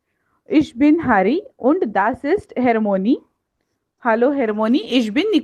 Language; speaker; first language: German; non-native, fluent; Hindi